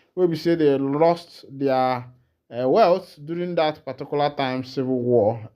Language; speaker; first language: Nigerian Pidgin; non-native, local second language; Igbo